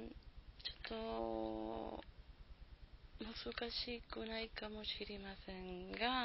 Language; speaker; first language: Japanese; non-native, learner; Spanish